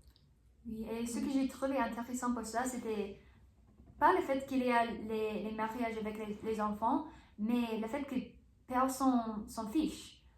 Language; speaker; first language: French; non-native, learner; English